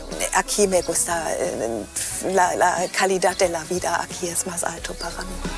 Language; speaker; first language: Spanish; non-native, fluent; German